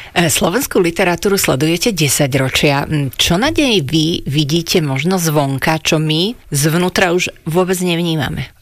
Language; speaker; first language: Slovak; native; Slovak